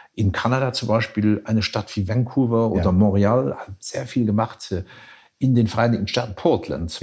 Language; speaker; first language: German; non-native, local second language; Luxembourgish